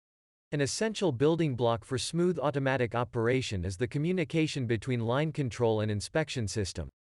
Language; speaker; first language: English; non-native, fluent; German